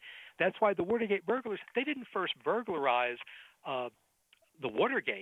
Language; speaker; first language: English; native; English